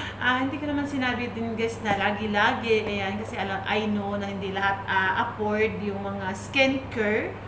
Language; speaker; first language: Filipino; native; Filipino